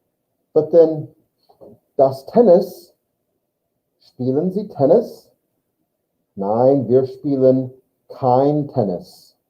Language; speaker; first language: German; non-native, fluent; English